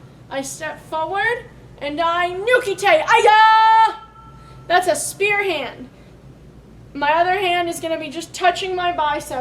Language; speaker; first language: English; native; English